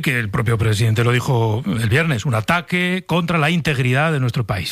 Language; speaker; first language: Spanish; native; Spanish